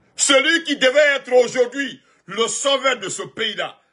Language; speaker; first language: French; non-native, local second language; Fula